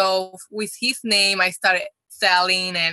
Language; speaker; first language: English; non-native, fluent; Spanish